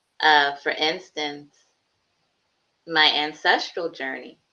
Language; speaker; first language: English; native; English